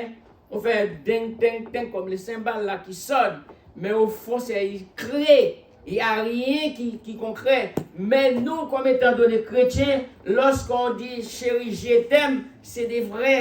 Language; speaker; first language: French; non-native, local second language; Haitian Creole